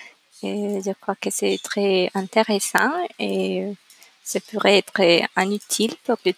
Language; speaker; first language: French; non-native, learner; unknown